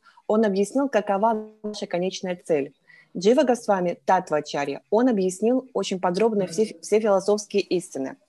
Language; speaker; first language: Russian; native; Russian